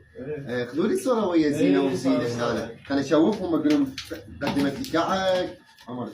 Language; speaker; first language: Arabic; native; Arabic